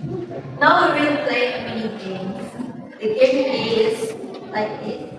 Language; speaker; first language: English; non-native, learner; Indonesian